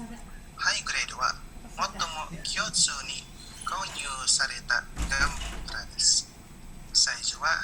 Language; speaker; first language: Japanese; non-native, learner; Indonesian